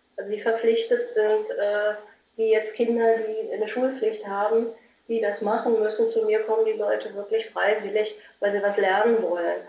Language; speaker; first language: German; native; German